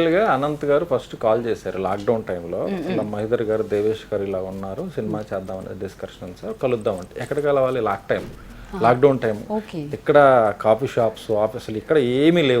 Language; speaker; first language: Telugu; native; Telugu